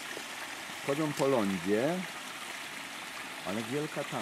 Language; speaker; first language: Polish; native; Polish